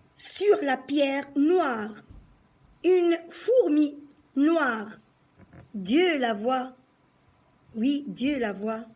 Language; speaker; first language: French; non-native, local second language; Arabic